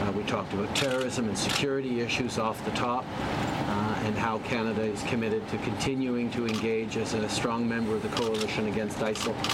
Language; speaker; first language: English; early bilingual, other home language; French